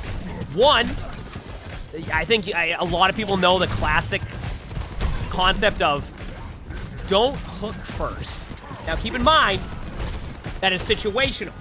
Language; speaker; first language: English; native; English